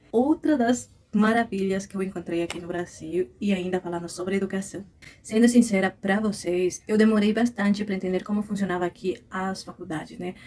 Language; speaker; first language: Portuguese; non-native, fluent; Spanish